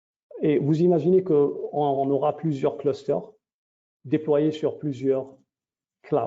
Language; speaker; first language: French; native; French